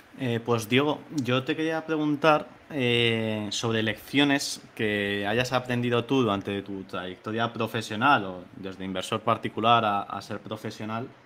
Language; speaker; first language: Spanish; native; Spanish